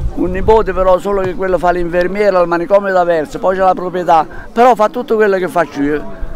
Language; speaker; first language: Italian; native; Italian